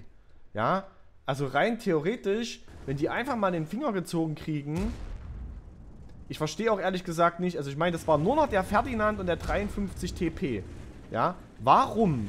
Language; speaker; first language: German; native; German